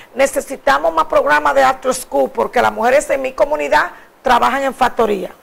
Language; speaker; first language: Spanish; native; Spanish